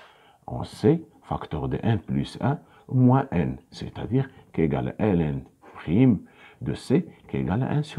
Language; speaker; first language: French; non-native, local second language; Arabic